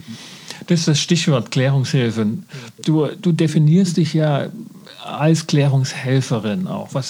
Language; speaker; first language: German; native; German